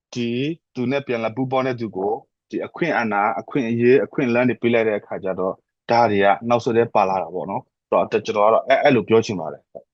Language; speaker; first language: Burmese; non-native, local second language; S'gaw Karen